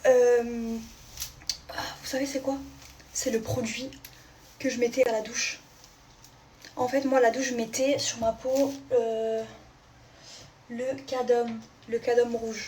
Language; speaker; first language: French; native; French